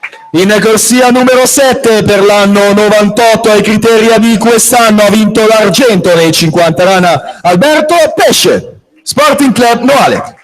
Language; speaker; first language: Italian; native; Italian